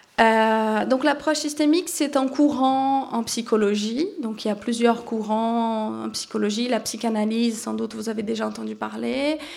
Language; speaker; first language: French; non-native, fluent; Portuguese